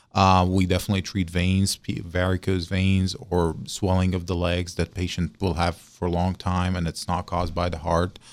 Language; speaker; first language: English; non-native, fluent; Arabic